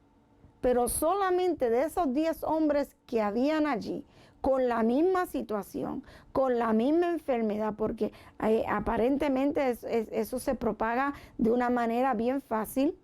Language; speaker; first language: Spanish; native; Spanish